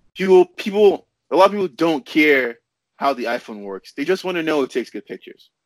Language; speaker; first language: English; non-native, local second language; Yoruba